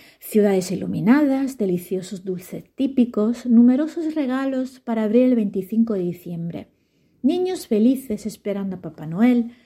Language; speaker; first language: Spanish; non-native, fluent; Italian